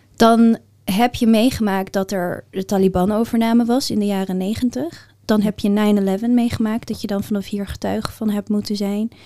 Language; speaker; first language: Dutch; early bilingual, other home language; Persian